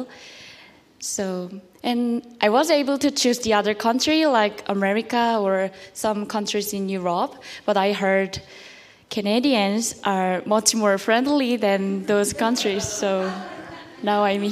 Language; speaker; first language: English; non-native, learner; Korean